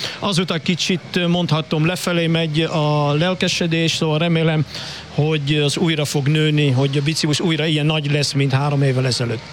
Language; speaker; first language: Hungarian; non-native, fluent; Dutch